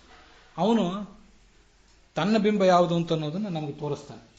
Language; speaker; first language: Kannada; native; Kannada